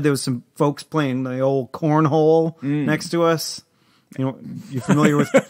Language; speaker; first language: English; native; English